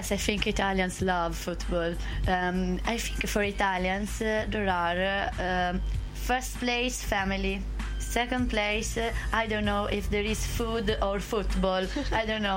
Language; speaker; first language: English; non-native, learner; Italian